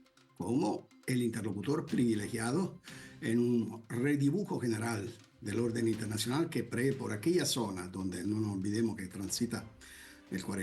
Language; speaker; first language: Spanish; non-native, fluent; Italian